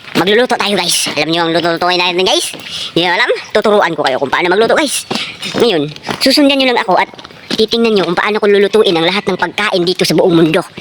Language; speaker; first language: Filipino; non-native, local second language; Cebuano